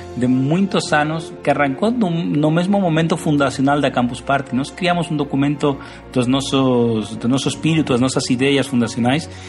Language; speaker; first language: Portuguese; non-native, learner; Spanish